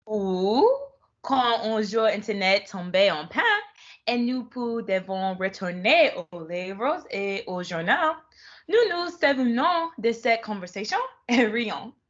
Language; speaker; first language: French; non-native, learner; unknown